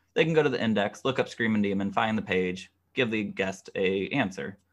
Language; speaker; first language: English; native; English